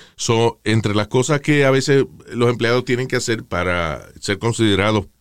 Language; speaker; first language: Spanish; native; Spanish